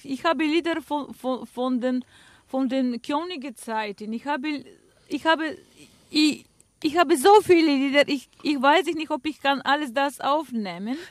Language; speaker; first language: German; non-native, fluent; Bulgarian